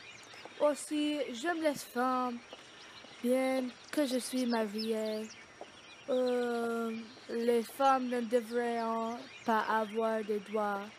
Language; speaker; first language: French; non-native, learner; English